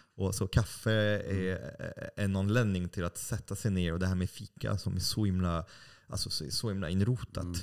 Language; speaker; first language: Swedish; non-native, fluent; French